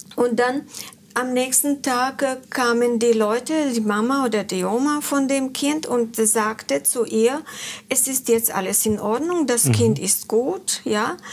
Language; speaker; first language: German; non-native, fluent; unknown